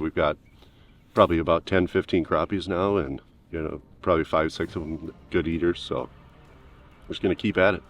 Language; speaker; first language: English; native; English